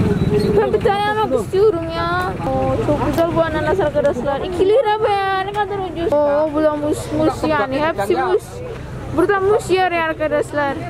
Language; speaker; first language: Turkish; non-native, learner; Javanese